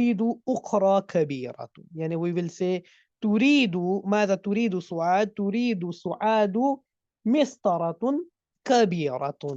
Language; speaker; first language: Arabic; non-native, fluent; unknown